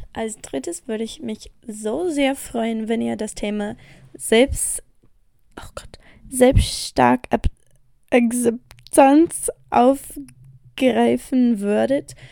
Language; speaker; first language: English; native; English